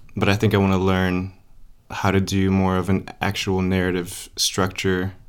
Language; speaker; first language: English; early bilingual, other home language; Polish